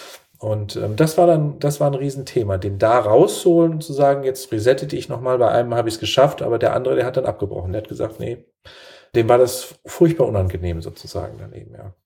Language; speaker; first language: German; native; German